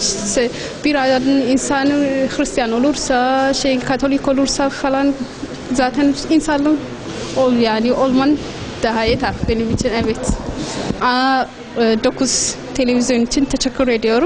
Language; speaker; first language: Turkish; non-native, learner; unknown